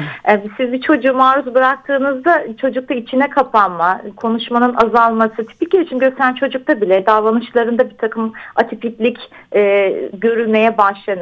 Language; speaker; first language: Turkish; native; Turkish